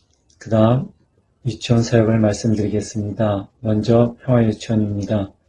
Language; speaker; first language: Korean; native; Korean